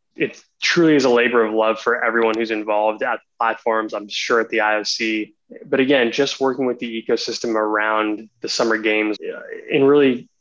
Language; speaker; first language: English; native; English